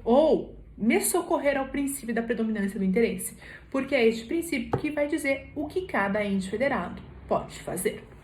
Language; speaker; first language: Portuguese; native; Portuguese